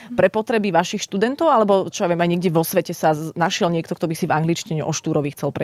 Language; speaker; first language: Slovak; native; Slovak